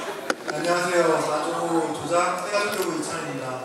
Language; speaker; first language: Korean; native; Korean